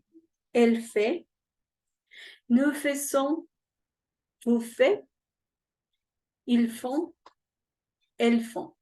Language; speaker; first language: French; non-native, fluent; Spanish